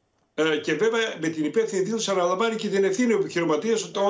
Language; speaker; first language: Greek; native; Greek